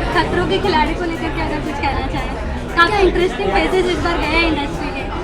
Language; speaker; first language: Hindi; native; Hindi